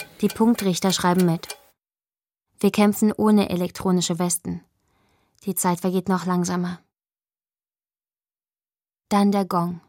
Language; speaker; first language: German; native; German